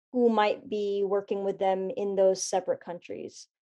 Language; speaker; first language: English; native; English